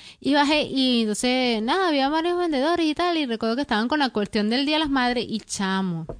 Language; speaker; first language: Spanish; native; Spanish